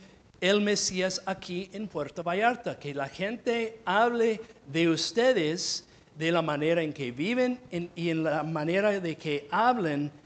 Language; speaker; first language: Spanish; non-native, fluent; English